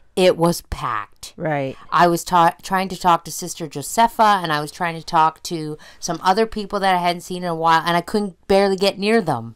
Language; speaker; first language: English; native; English